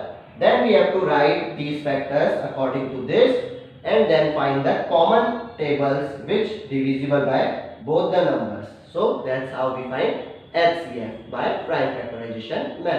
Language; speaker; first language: English; non-native, local second language; Hindi